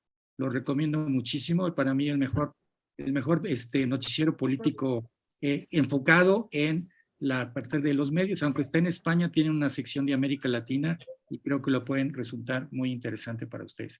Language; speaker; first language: Spanish; native; Spanish